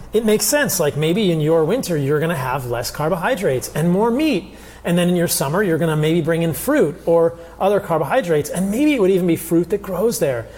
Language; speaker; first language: English; early bilingual, other home language; Italian